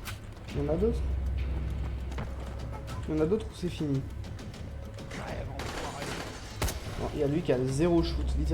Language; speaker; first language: French; native; French